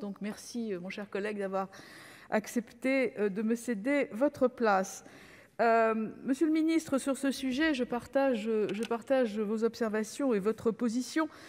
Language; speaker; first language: French; native; French